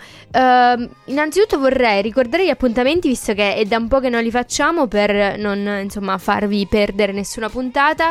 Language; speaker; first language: Italian; native; Italian